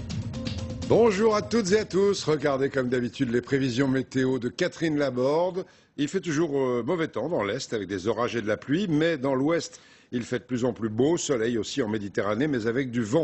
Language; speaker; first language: French; native; French